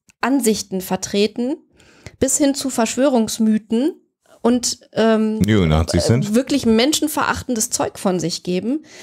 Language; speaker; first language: German; native; German